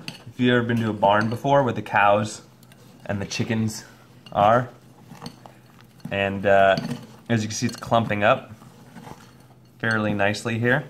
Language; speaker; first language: English; native; English